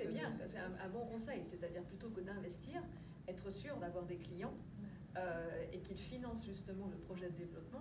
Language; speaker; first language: French; native; French